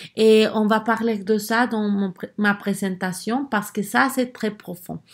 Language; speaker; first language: French; non-native, learner; Spanish